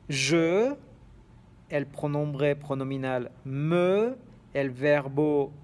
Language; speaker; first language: Spanish; non-native, fluent; French